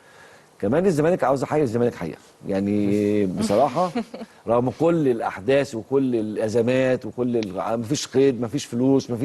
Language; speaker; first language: Arabic; native; Arabic